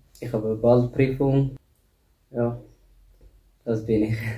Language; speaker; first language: German; non-native, learner; Tigrinya